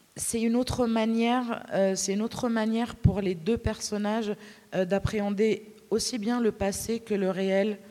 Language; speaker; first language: French; native; French